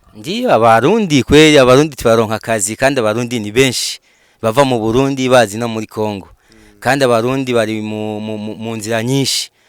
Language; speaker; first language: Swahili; non-native, fluent; Rundi